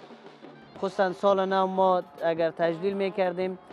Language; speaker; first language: Persian; native; Persian